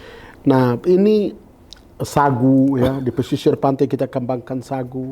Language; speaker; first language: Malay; non-native, local second language; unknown